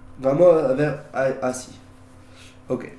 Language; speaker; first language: Spanish; non-native, learner; French